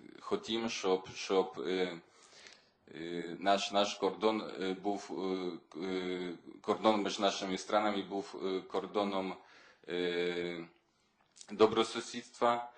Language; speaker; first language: Ukrainian; non-native, learner; Polish